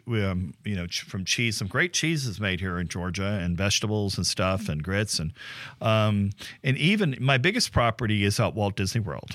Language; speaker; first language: English; native; English